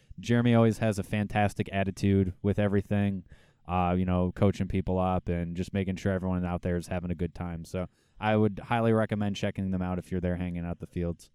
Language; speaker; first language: English; native; English